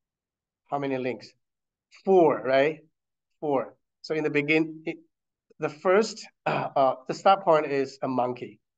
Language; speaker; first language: English; non-native, fluent; Chinese